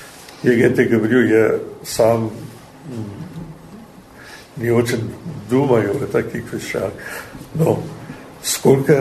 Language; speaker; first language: Russian; non-native, learner; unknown